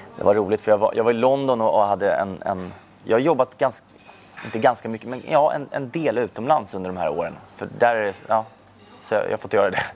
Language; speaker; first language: Swedish; native; Swedish